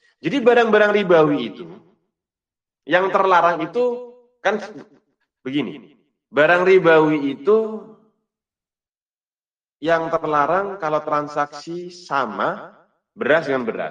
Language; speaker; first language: Indonesian; native; Indonesian